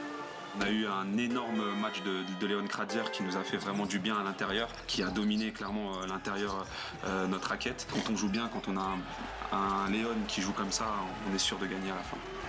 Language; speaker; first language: French; native; French